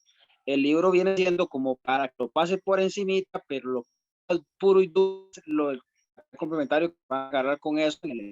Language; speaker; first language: Spanish; native; Spanish